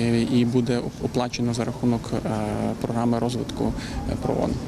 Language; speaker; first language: Ukrainian; native; Ukrainian